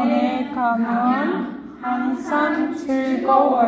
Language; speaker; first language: Korean; non-native, learner; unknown